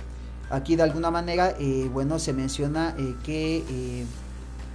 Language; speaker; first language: Spanish; native; Spanish